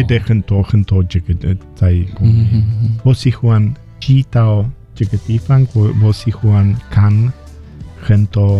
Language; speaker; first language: Chinese; non-native, learner; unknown